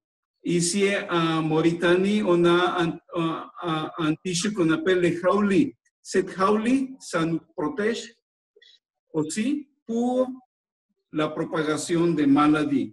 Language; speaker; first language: French; non-native, fluent; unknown